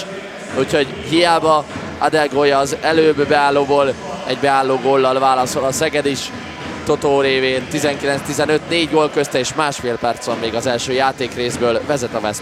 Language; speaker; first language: Hungarian; native; Hungarian